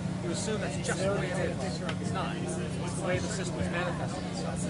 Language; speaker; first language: English; native; English